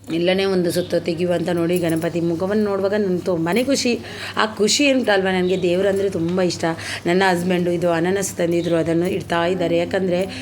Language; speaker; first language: Kannada; native; Kannada